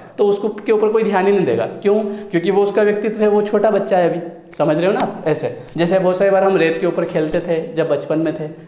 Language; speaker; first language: Hindi; native; Hindi